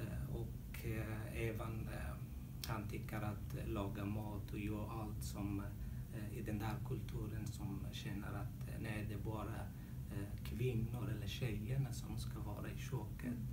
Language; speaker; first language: Swedish; non-native, learner; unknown